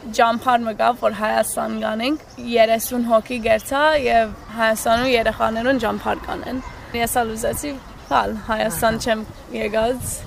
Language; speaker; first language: Armenian; early bilingual, heritage; Armenian